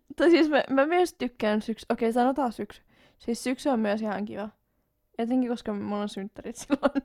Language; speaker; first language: Finnish; non-native, local second language; Swedish